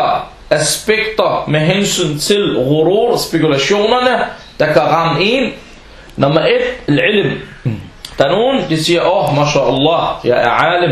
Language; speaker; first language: Danish; early bilingual, other home language; Arabic